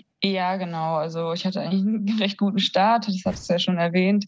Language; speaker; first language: German; native; German